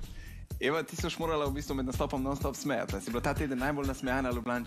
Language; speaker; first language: Slovenian; native; Slovenian